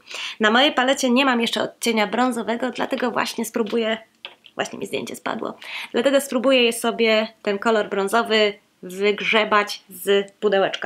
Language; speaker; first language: Polish; native; Polish